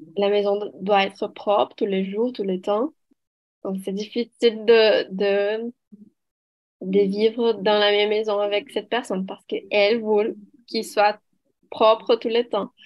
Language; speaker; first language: French; non-native, learner; Portuguese